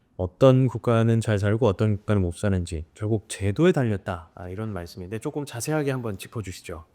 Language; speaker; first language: Korean; native; Korean